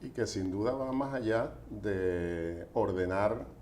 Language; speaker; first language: Spanish; native; Spanish